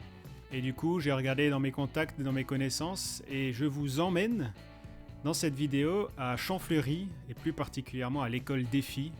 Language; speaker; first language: French; native; French